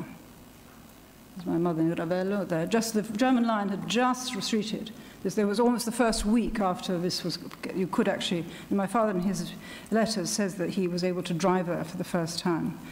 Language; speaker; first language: English; early bilingual, other home language; Italian